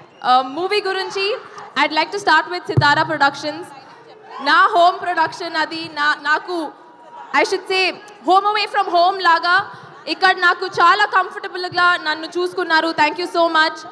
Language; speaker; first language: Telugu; non-native, learner; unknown